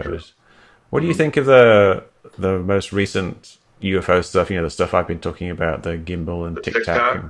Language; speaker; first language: English; native; English